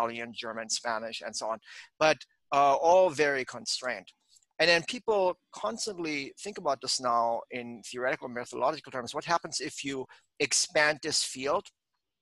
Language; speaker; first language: English; non-native, fluent; German